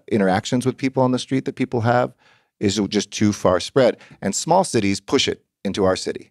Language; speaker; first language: English; native; English